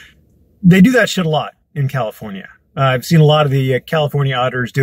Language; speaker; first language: English; native; English